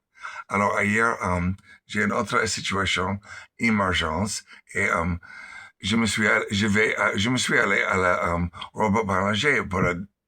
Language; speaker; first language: French; non-native, learner; English